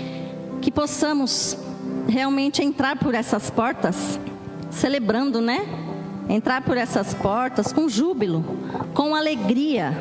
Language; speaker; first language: Portuguese; native; Portuguese